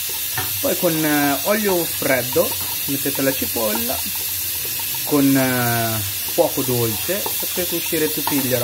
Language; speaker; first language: Italian; early bilingual, other home language; Filipino